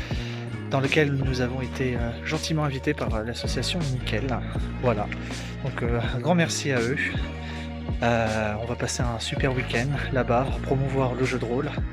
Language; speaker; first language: French; native; French